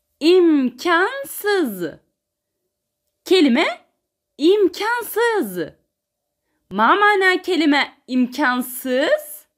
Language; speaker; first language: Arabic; non-native, fluent; Turkish